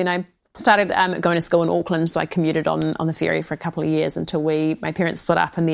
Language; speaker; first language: English; native; English